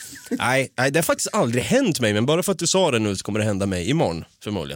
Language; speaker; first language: Swedish; native; Swedish